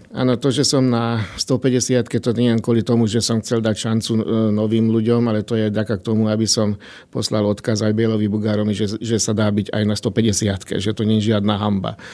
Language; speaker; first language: Slovak; non-native, local second language; Hungarian